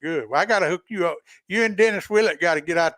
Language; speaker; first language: English; native; English